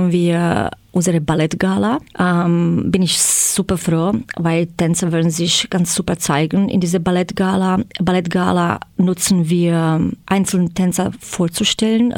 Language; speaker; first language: German; non-native, fluent; Croatian